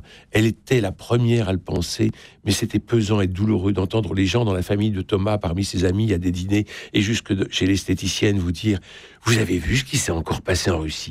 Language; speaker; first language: French; native; French